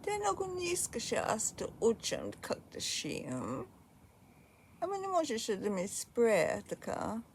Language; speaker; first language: Bulgarian; early bilingual, heritage; Bulgarian